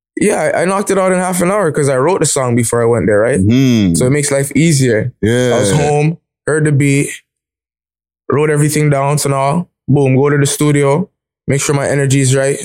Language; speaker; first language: English; native; English